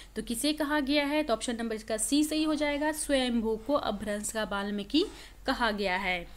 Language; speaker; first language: Hindi; native; Hindi